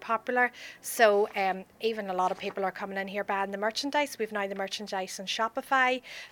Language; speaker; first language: English; native; English